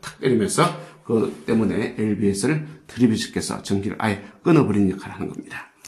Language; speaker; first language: Korean; native; Korean